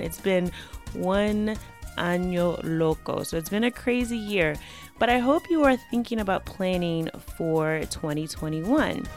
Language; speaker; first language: English; native; English